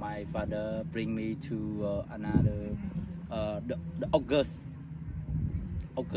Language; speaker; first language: English; non-native, learner; Khmer